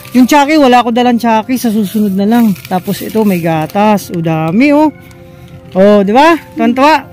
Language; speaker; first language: Filipino; non-native, local second language; Bikol